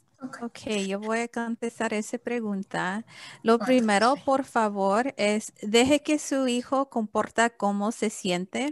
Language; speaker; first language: Spanish; early bilingual, heritage; English